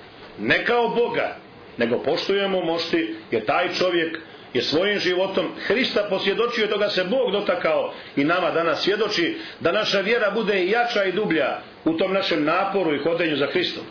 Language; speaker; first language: Croatian; native; Croatian